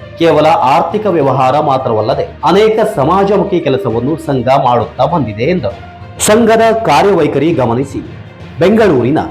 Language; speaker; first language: Kannada; native; Kannada